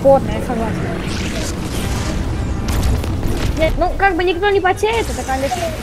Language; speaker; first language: Russian; native; Russian